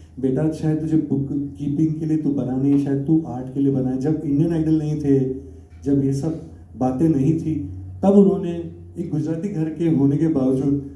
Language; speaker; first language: Hindi; non-native, local second language; Gujarati